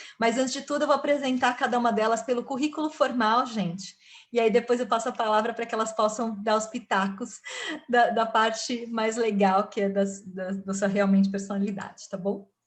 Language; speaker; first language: Portuguese; native; Portuguese